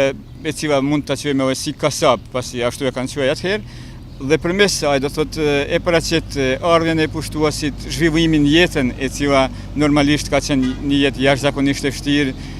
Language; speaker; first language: Albanian; native; Albanian